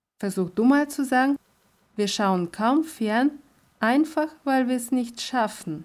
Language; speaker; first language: German; non-native, fluent; Russian